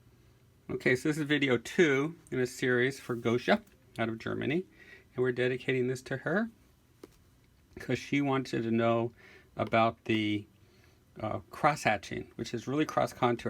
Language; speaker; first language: English; native; English